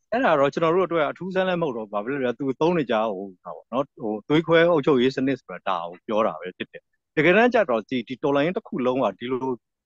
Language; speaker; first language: Burmese; non-native, local second language; S'gaw Karen